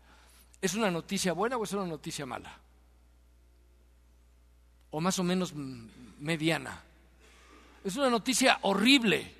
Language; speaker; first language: Spanish; native; Spanish